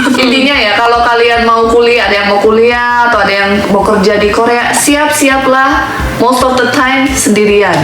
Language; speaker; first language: Indonesian; early bilingual, other home language; Korean